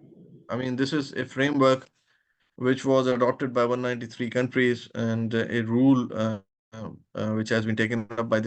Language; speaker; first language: English; non-native, local second language; Urdu